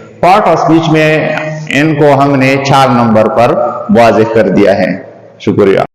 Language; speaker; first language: Urdu; native; Urdu